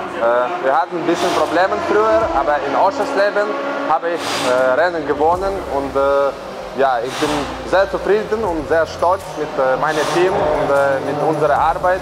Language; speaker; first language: German; non-native, fluent; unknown